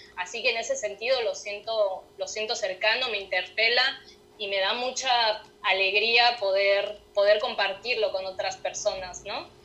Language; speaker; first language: Spanish; native; Spanish